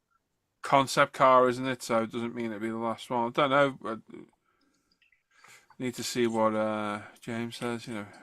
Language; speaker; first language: English; native; English